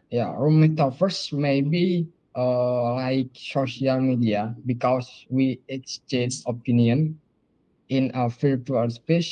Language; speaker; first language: English; non-native, learner; Indonesian